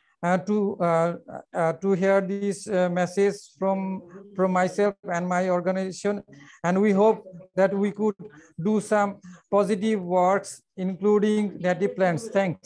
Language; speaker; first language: English; non-native, local second language; Bangla